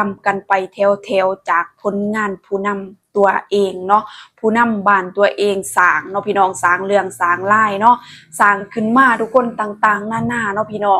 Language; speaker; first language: Thai; non-native, local second language; Northeastern Thai